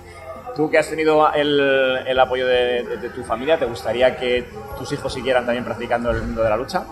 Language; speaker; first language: Spanish; native; Spanish